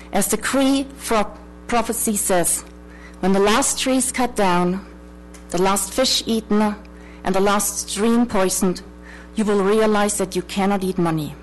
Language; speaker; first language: English; non-native, fluent; German